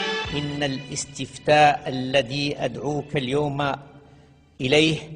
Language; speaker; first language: Arabic; native; Arabic